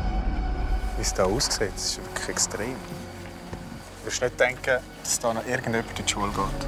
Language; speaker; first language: German; native; German